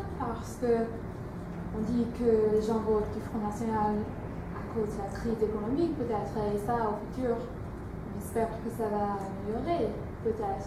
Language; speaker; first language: French; non-native, learner; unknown